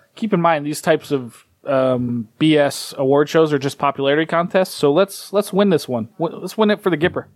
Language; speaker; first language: English; native; English